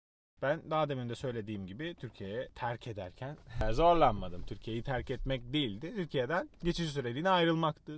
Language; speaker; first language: Turkish; native; Turkish